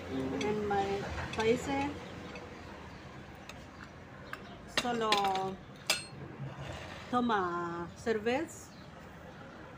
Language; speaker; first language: Spanish; non-native, learner; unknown